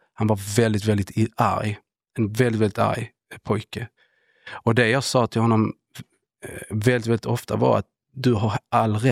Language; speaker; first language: Swedish; early bilingual, other home language; Spanish